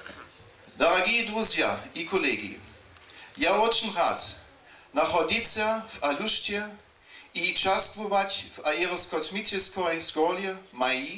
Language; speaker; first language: Russian; non-native, learner; German